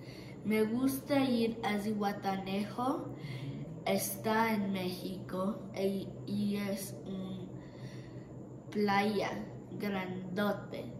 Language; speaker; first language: Spanish; early bilingual, other home language; English